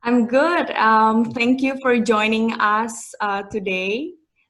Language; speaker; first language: English; non-native, fluent; Indonesian